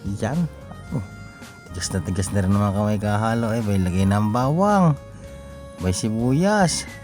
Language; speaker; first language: Filipino; non-native, local second language; Bikol